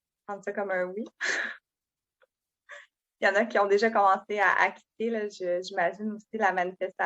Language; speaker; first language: French; native; French